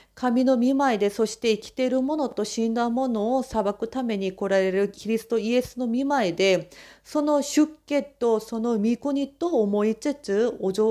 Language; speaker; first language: Japanese; non-native, fluent; Korean